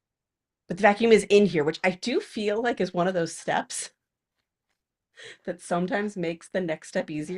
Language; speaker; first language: English; native; English